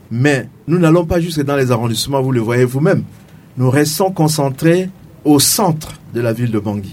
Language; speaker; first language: French; non-native, local second language; Sango